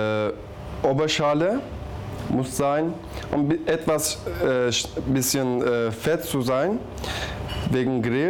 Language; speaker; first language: German; non-native, learner; Turkish